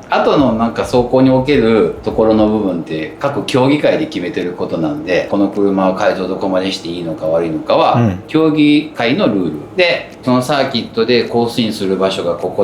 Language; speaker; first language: Japanese; native; Japanese